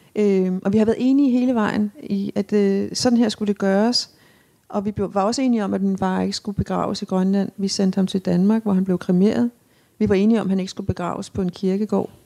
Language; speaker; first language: Danish; native; Danish